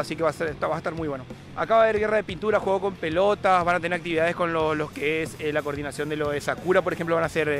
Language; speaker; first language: Spanish; native; Spanish